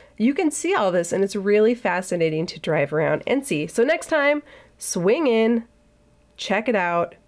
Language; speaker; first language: English; native; English